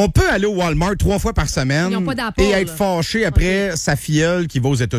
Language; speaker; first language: French; native; French